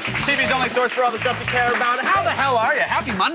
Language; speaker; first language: English; native; English